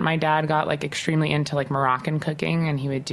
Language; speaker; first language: English; native; English